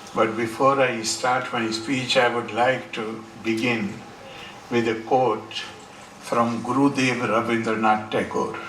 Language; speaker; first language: English; non-native, local second language; Hindi